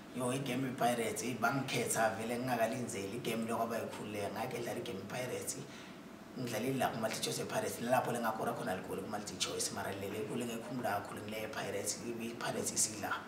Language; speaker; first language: Zulu; non-native, local second language; Swati